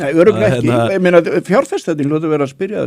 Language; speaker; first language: Icelandic; native; Icelandic